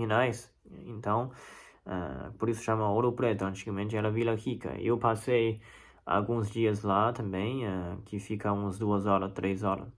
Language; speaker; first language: Portuguese; non-native, fluent; Chinese